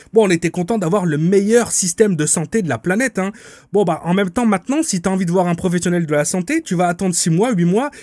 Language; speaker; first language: French; native; French